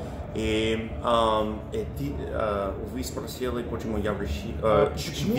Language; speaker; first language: Russian; non-native, learner; English